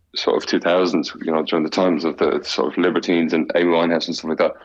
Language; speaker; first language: English; native; English